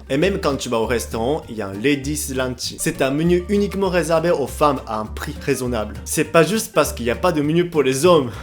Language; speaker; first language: French; non-native, fluent; Japanese